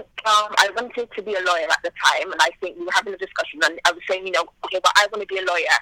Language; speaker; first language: English; native; English